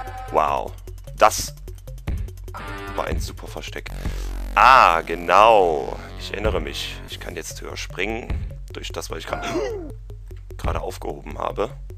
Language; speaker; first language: German; native; German